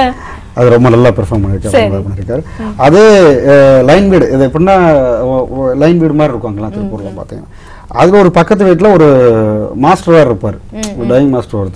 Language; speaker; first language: Tamil; native; Tamil